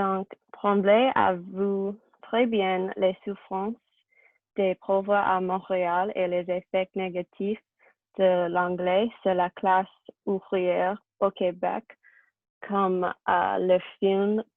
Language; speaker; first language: French; non-native, learner; English